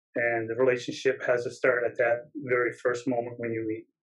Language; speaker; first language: English; native; English